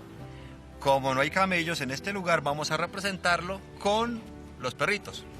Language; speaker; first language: Spanish; native; Spanish